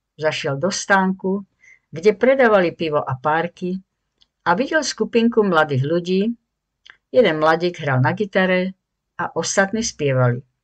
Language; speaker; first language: Slovak; native; Slovak